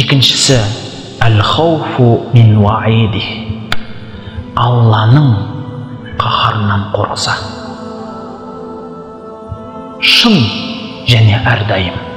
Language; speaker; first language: Kazakh; native; Kazakh